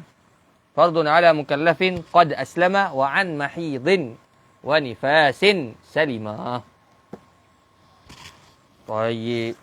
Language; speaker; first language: Arabic; non-native, fluent; Malay